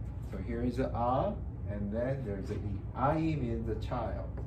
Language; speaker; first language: English; non-native, fluent; Korean